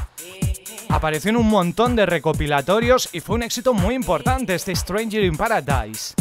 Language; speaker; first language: Spanish; native; Spanish